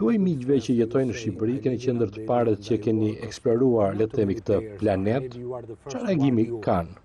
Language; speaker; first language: Albanian; native; Albanian